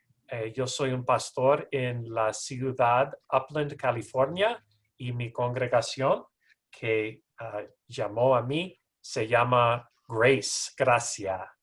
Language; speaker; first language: Spanish; non-native, learner; English